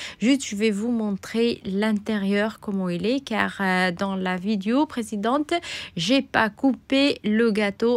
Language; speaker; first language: French; non-native, local second language; Arabic